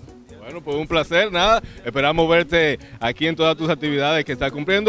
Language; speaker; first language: Spanish; native; Spanish